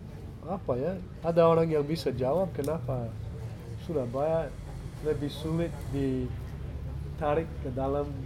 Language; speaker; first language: Indonesian; non-native, fluent; English